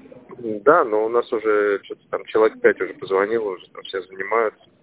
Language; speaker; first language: Russian; native; Russian